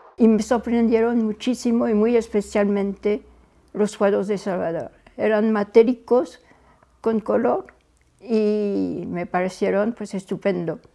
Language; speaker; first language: Spanish; non-native, fluent; French